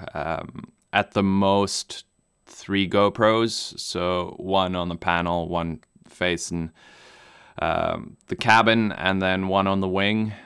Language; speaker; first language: English; non-native, local second language; German